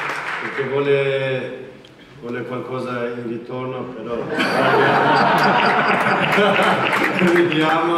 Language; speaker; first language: Italian; non-native, fluent; Swedish